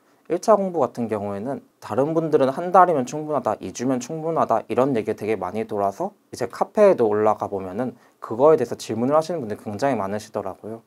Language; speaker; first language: Korean; native; Korean